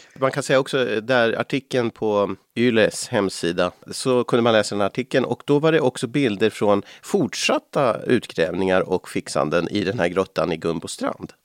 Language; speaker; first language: Swedish; native; Swedish